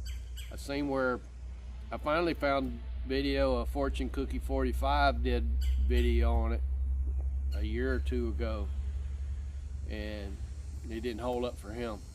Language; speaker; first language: English; native; English